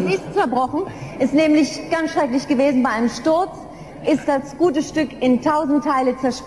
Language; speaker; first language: German; native; German